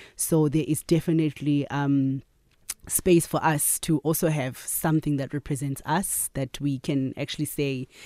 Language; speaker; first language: English; non-native, local second language; Zulu